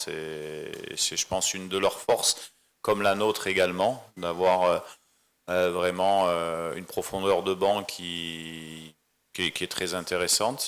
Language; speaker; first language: French; native; French